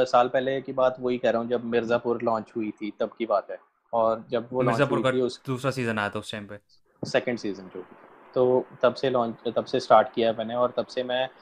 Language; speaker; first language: Hindi; native; Hindi